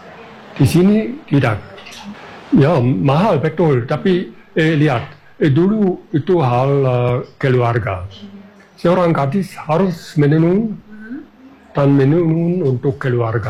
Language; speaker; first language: Indonesian; non-native, fluent; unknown